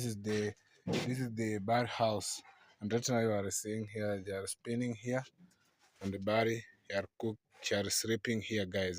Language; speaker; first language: English; non-native, learner; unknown